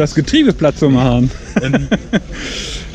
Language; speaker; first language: German; native; German